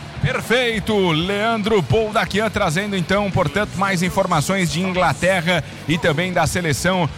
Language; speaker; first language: Portuguese; native; Portuguese